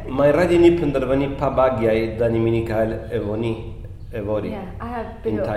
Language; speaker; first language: Welsh; non-native, local second language; Spanish